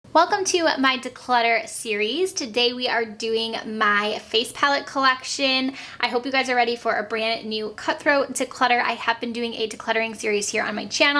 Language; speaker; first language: English; native; English